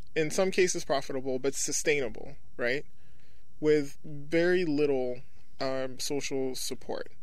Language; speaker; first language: English; early bilingual, other home language; French